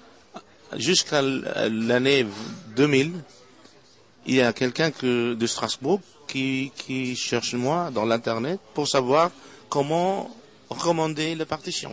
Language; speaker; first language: French; non-native, fluent; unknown